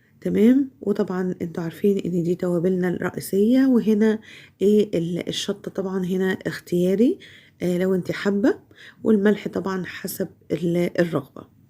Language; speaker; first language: Arabic; native; Arabic